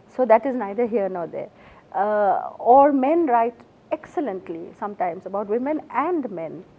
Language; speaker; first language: English; non-native, local second language; Assamese